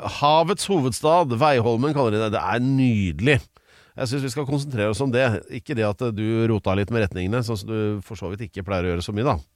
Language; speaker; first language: Norwegian; native; Norwegian